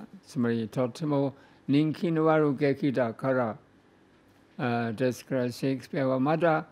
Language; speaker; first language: Japanese; non-native, fluent; English